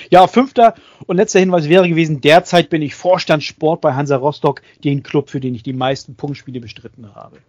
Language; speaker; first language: German; native; German